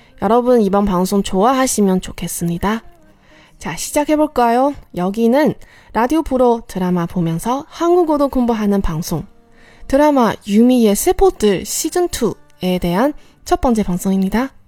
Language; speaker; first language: Korean; non-native, fluent; Chinese